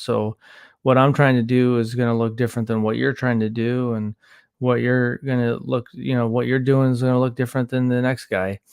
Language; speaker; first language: English; native; English